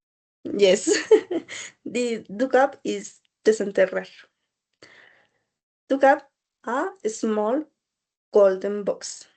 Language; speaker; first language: English; non-native, learner; Spanish